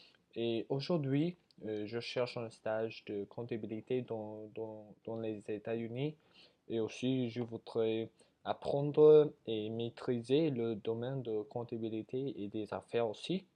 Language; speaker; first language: French; non-native, learner; English